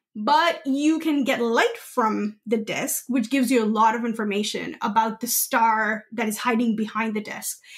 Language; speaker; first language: English; non-native, local second language; Gujarati